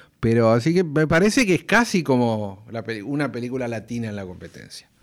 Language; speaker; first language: Spanish; native; Spanish